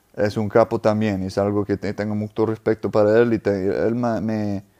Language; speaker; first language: Spanish; non-native, fluent; English